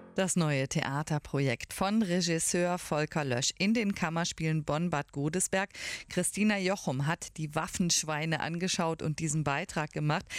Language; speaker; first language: German; native; German